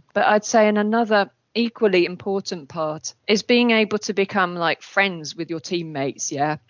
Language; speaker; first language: English; native; English